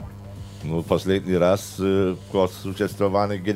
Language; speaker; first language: Russian; non-native, fluent; German